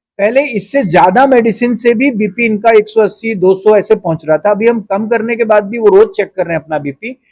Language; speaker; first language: Hindi; native; Hindi